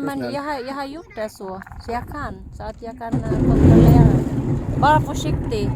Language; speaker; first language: Swedish; non-native, learner; Filipino